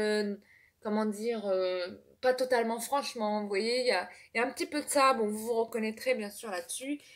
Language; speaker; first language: French; native; French